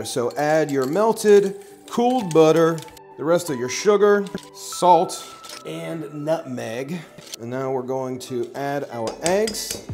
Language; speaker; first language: English; native; English